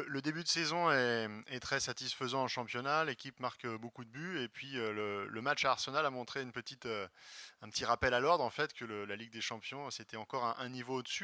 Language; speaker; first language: French; native; French